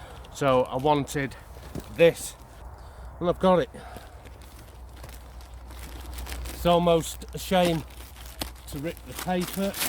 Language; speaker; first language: English; native; English